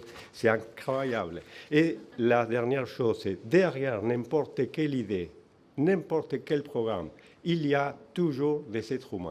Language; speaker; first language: French; non-native, fluent; Spanish